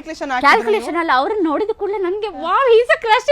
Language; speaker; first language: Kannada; native; Kannada